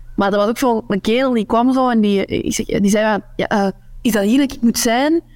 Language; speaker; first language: Dutch; native; Dutch